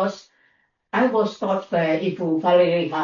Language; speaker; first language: English; non-native, learner; Indonesian